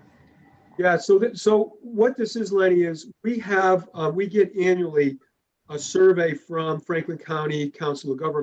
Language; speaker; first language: English; native; English